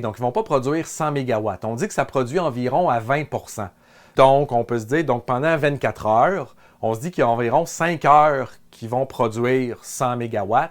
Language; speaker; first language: French; native; French